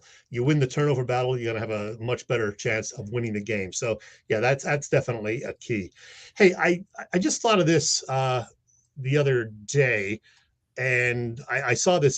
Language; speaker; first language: English; native; English